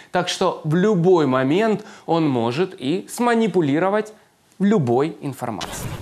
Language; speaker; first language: Russian; native; Russian